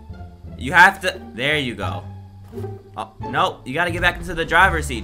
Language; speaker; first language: English; native; English